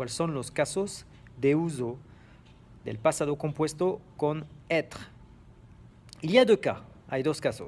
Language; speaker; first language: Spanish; non-native, fluent; French